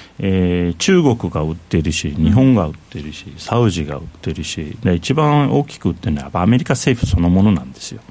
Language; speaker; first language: Japanese; non-native, fluent; Turkish